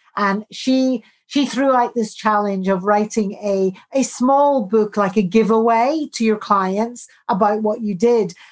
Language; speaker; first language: English; native; English